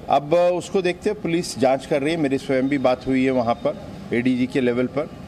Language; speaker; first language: Hindi; native; Hindi